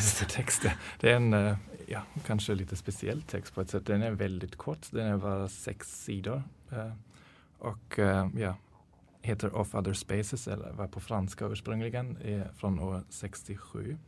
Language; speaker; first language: Swedish; non-native, fluent; German